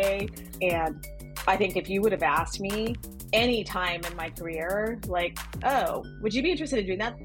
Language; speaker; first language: English; native; English